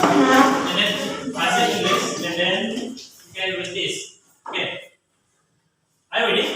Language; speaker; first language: English; non-native, learner; Indonesian